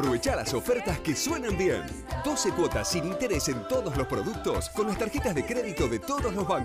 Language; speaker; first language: Spanish; native; Spanish